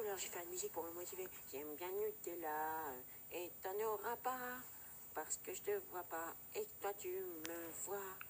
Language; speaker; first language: French; native; French